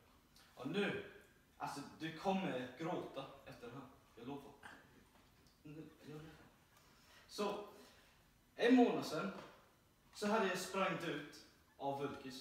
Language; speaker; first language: Swedish; non-native, learner; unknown